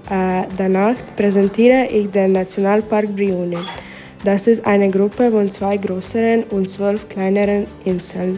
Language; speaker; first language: German; non-native, learner; Croatian